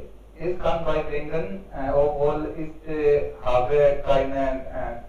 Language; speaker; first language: German; non-native, learner; Hindi